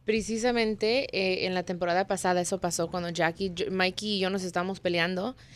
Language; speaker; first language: Spanish; early bilingual, heritage; Spanish